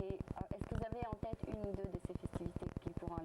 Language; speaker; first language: French; native; French